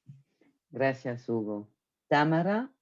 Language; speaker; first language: Spanish; non-native, fluent; French